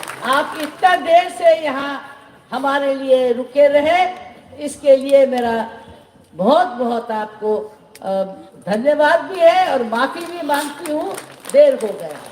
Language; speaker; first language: Hindi; non-native, local second language; Bangla